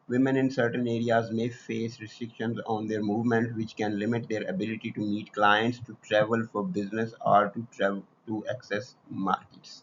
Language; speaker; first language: English; non-native, local second language; Urdu